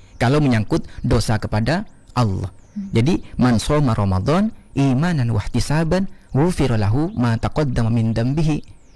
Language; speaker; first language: Indonesian; non-native, local second language; Madurese